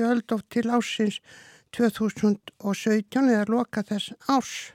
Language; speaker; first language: Icelandic; native; Icelandic